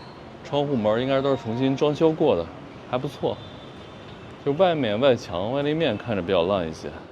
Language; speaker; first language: Chinese; native; Chinese